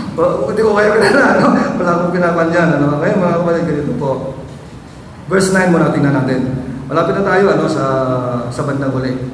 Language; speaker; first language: Filipino; non-native, local second language; Hiligaynon